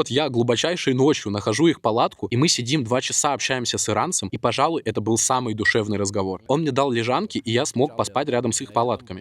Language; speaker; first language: Russian; native; Russian